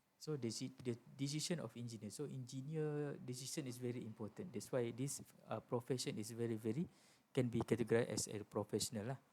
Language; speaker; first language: English; non-native, local second language; Malay